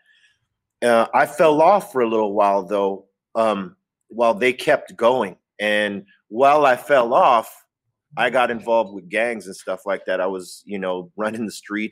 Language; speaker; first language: English; native; English